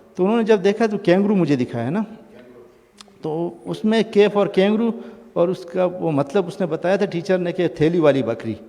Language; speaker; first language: Urdu; non-native, local second language; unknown